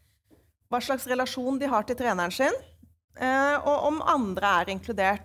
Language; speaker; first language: Norwegian; native; Norwegian